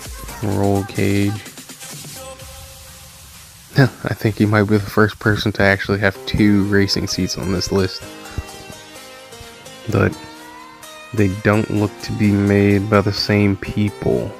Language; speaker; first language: English; native; English